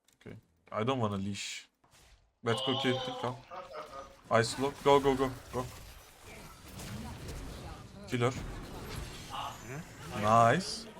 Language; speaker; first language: English; non-native, learner; Turkish